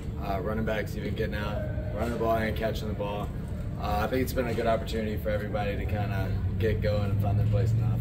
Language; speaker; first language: English; native; English